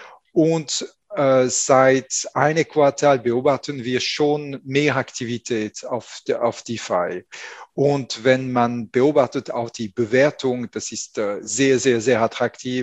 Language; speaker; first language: German; non-native, fluent; French